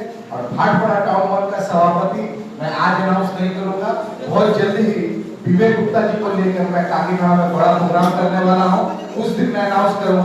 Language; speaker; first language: Hindi; native; Hindi